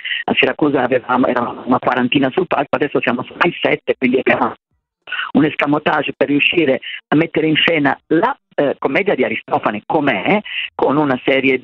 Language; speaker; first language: Italian; native; Italian